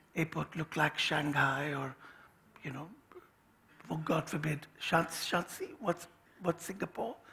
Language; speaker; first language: English; non-native, local second language; Hindi